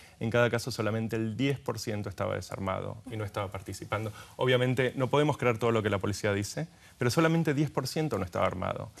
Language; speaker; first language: Spanish; native; Spanish